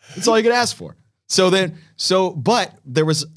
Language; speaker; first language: English; native; English